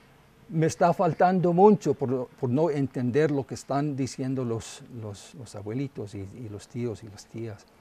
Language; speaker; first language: Spanish; non-native, local second language; English